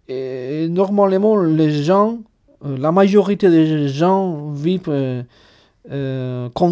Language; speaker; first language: French; non-native, fluent; Basque